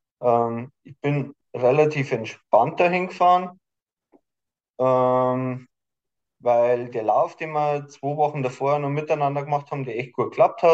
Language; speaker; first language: German; native; German